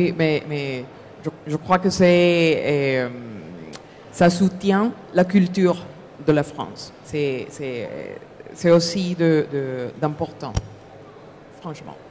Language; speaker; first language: French; non-native, fluent; Spanish